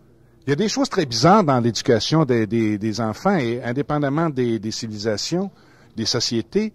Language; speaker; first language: French; native; French